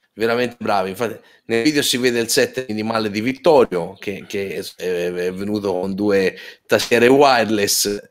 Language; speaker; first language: Italian; native; Italian